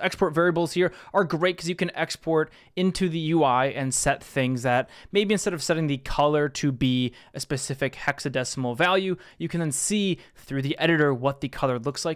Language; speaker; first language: English; native; English